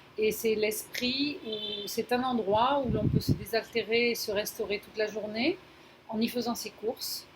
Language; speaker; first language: French; non-native, fluent; Spanish